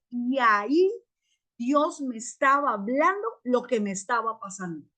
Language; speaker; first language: Spanish; native; Spanish